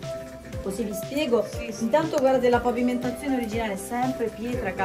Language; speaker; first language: Italian; native; Italian